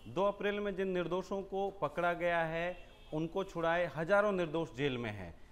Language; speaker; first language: Hindi; native; Hindi